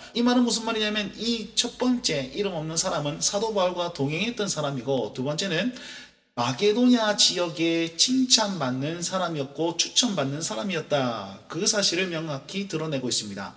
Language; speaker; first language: Korean; native; Korean